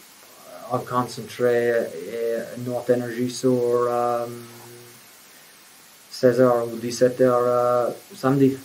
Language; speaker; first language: French; non-native, fluent; English